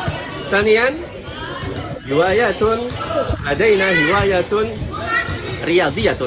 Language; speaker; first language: Arabic; non-native, fluent; Indonesian